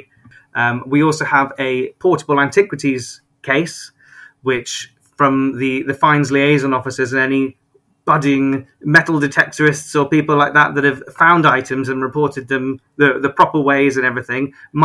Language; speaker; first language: English; native; English